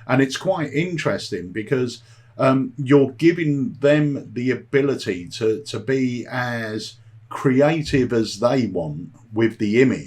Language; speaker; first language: English; native; English